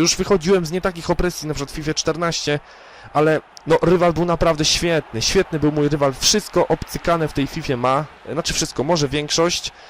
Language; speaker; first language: Polish; native; Polish